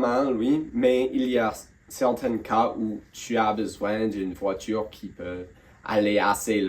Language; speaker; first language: French; non-native, local second language; English